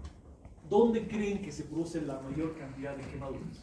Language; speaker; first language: Spanish; native; Spanish